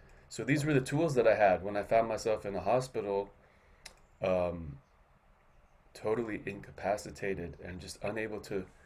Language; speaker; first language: English; native; English